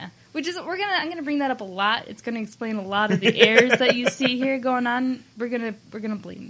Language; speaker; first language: English; native; English